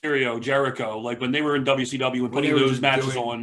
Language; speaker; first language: English; native; English